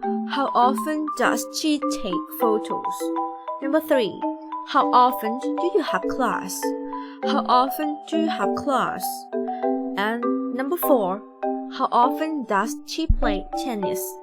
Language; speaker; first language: English; non-native, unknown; Thai